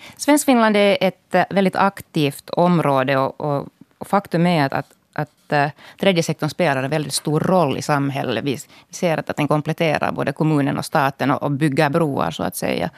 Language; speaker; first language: Swedish; native; Swedish